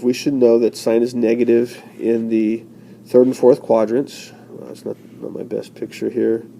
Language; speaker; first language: English; native; English